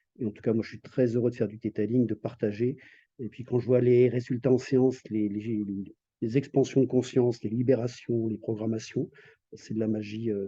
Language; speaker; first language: French; native; French